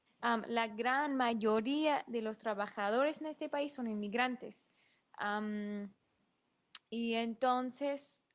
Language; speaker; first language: Spanish; non-native, fluent; English